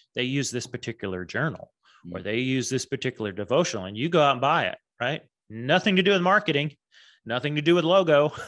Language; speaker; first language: English; native; English